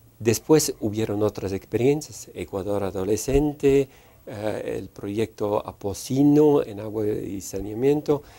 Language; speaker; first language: Spanish; non-native, fluent; Dutch